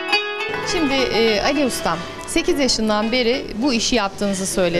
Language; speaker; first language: Turkish; native; Turkish